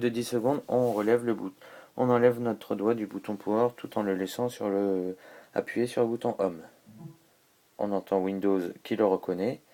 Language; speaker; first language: French; native; French